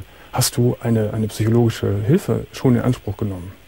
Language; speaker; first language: German; native; German